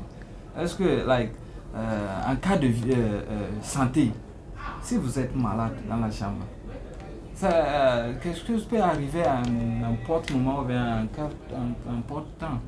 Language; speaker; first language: French; non-native, learner; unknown